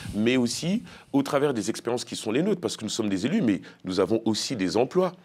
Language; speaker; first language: French; native; French